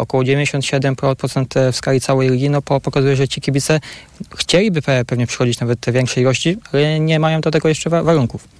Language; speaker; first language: Polish; native; Polish